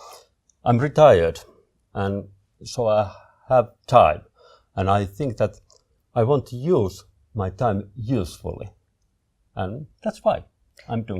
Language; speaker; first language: English; non-native, fluent; Finnish